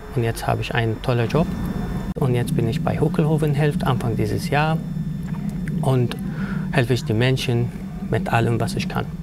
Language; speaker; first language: German; non-native, learner; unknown